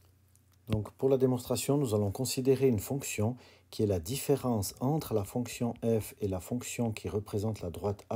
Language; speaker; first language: French; native; French